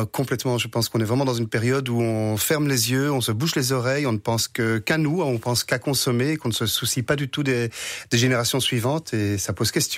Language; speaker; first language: French; native; French